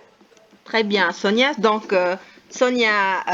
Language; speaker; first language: French; non-native, local second language; Arabic